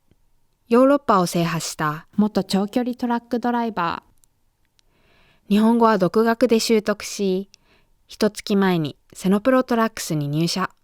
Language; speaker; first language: Japanese; native; Japanese